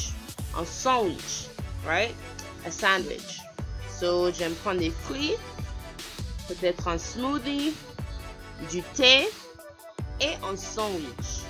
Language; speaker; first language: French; non-native, fluent; English